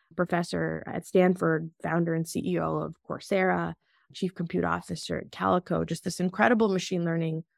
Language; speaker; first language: English; early bilingual, other home language; Russian